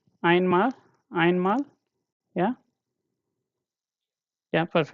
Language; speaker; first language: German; non-native, fluent; Hindi